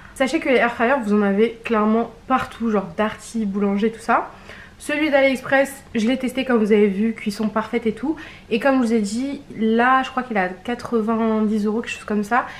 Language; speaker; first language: French; early bilingual, other home language; Arabic